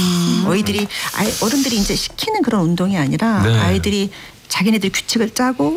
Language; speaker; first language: Korean; native; Korean